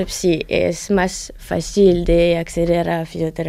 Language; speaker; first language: Spanish; non-native, learner; French